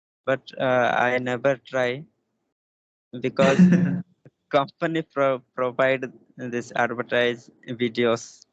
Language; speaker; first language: English; non-native, learner; Hindi